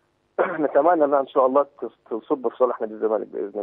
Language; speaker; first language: Arabic; native; Arabic